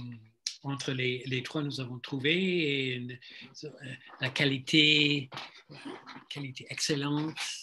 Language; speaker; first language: French; non-native, fluent; English